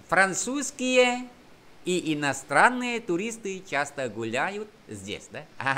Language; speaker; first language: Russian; non-native, fluent; Vietnamese